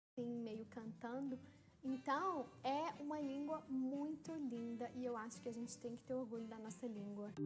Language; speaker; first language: Portuguese; native; Portuguese